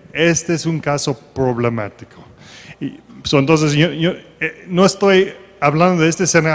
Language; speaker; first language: Spanish; non-native, fluent; English